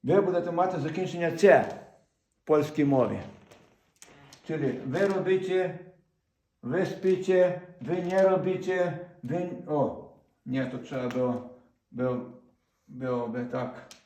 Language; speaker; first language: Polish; non-native, fluent; Ukrainian